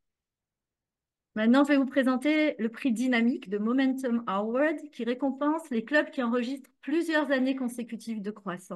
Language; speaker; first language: French; native; French